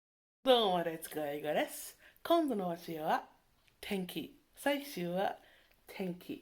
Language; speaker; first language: Japanese; non-native, learner; English